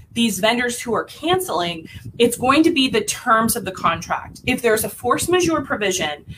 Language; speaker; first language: English; native; English